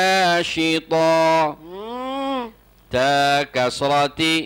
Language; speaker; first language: Arabic; non-native, learner; Malay